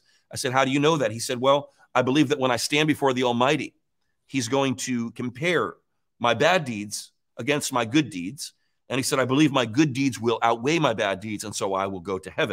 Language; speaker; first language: English; native; English